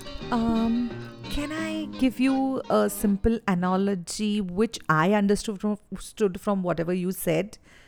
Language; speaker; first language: English; non-native, local second language; Marathi